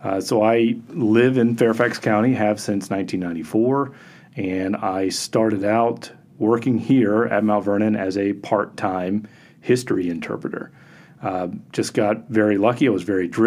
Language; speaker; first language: English; native; English